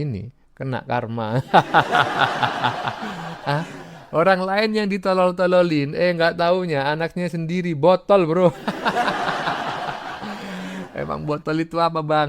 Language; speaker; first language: Indonesian; native; Indonesian